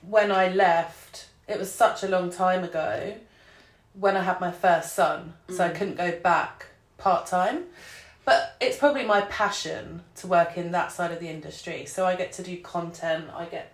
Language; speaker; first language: English; native; English